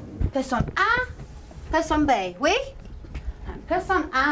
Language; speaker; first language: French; non-native, fluent; English